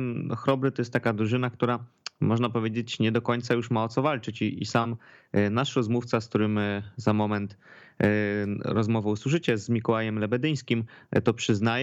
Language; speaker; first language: Polish; native; Polish